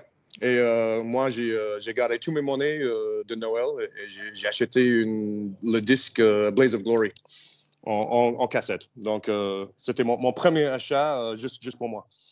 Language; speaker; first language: French; non-native, learner; English